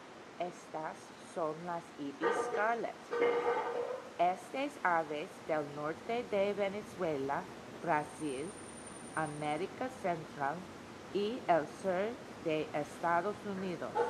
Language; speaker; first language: Spanish; non-native, learner; English